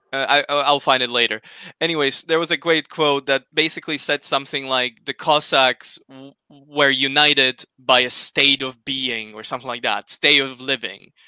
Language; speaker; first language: English; non-native, fluent; Slovak